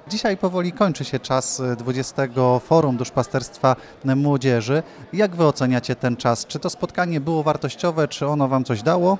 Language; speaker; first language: Polish; native; Polish